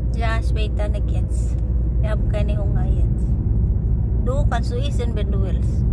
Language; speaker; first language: German; non-native, learner; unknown